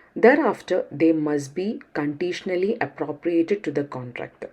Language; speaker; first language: English; non-native, local second language; Malayalam